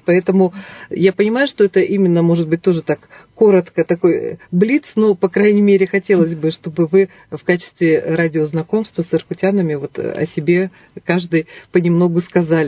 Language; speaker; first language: Russian; native; Russian